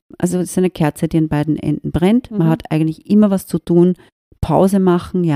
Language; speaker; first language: German; native; German